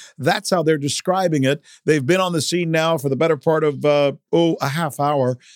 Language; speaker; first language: English; early bilingual, other home language; Spanish